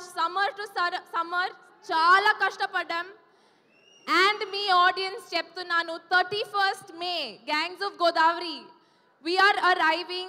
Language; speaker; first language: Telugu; non-native, fluent; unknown